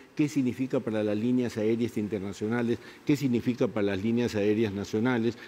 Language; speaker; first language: Spanish; native; Spanish